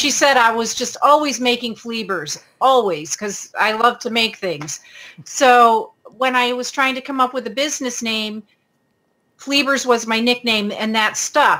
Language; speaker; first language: English; native; English